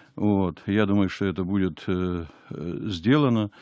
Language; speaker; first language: Russian; native; Russian